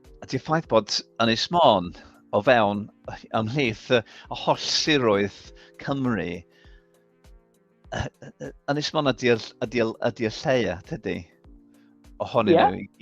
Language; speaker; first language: Welsh; non-native, fluent; English